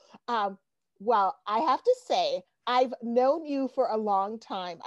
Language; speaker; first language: English; native; English